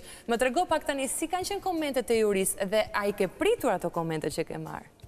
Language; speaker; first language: Albanian; native; Albanian